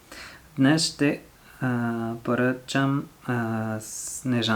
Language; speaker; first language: Bulgarian; non-native, learner; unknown